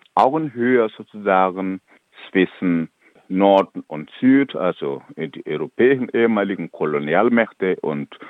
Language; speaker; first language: German; non-native, fluent; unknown